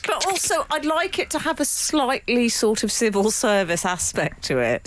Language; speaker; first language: English; native; English